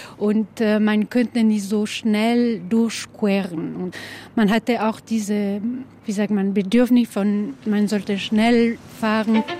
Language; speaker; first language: German; non-native, local second language; French